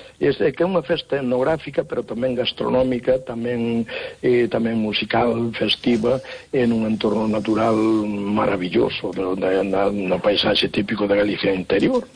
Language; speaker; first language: Galician; native; Galician